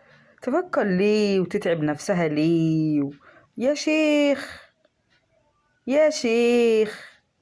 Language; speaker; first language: Arabic; native; Arabic